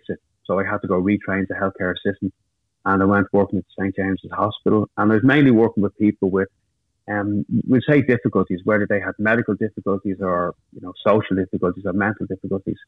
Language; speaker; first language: English; native; English